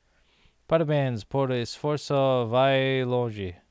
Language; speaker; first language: Portuguese; non-native, learner; English